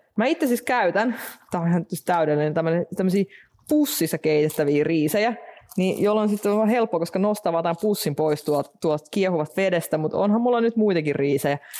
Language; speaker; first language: Finnish; non-native, fluent; Russian